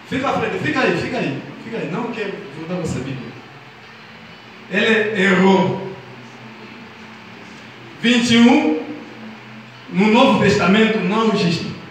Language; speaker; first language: Portuguese; non-native, learner; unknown